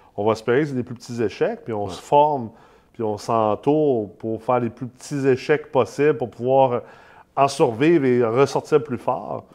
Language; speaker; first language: French; native; French